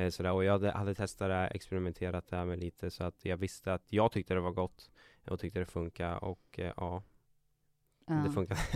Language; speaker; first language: Swedish; native; Swedish